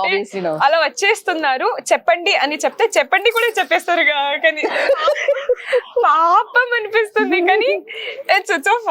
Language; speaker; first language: Telugu; non-native, local second language; Kannada